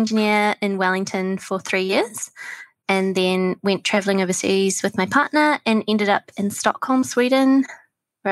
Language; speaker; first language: English; native; English